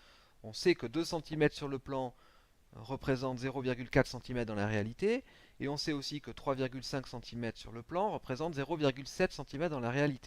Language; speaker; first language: French; native; French